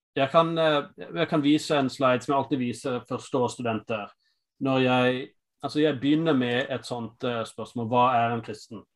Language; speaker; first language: Norwegian; non-native, fluent; English